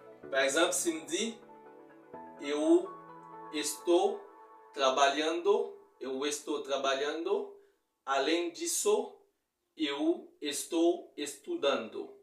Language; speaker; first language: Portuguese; non-native, fluent; Haitian Creole